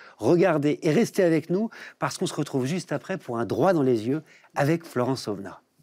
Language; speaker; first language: French; native; French